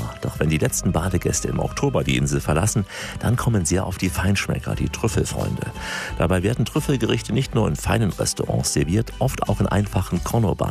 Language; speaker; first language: German; native; German